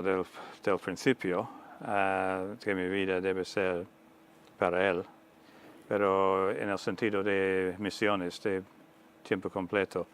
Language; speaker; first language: Spanish; non-native, fluent; English